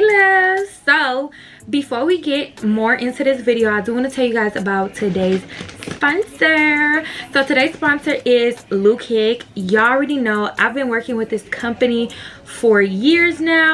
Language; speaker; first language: English; native; English